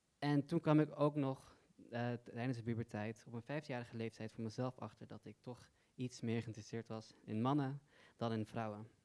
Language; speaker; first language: Dutch; early bilingual, other home language; Persian